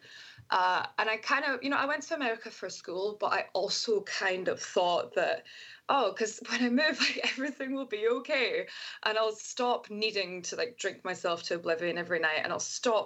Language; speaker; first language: English; native; English